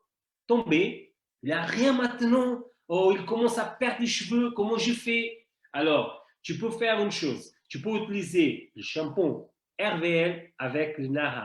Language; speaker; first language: French; non-native, fluent; Portuguese